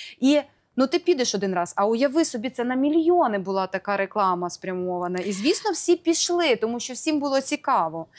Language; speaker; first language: Ukrainian; native; Ukrainian